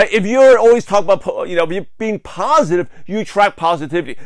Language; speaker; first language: English; native; English